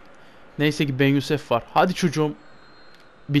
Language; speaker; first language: Turkish; native; Turkish